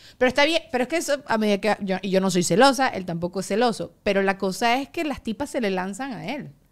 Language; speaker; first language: Spanish; native; Spanish